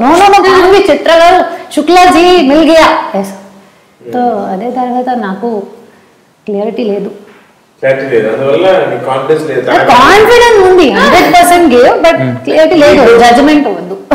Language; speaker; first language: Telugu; non-native, learner; Hindi